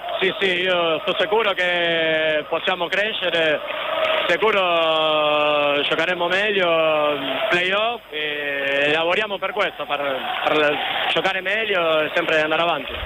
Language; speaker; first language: Italian; non-native, fluent; Spanish